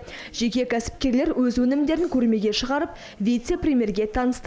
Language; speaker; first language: Kazakh; native; Kazakh